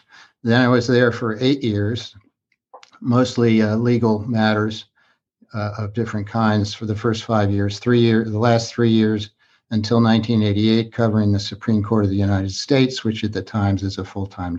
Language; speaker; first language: English; native; English